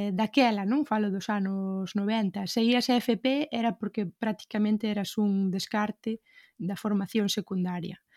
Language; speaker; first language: Galician; native; Galician